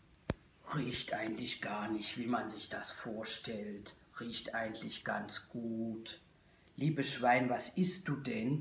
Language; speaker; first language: German; native; German